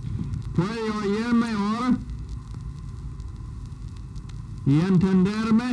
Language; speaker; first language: Spanish; non-native, fluent; English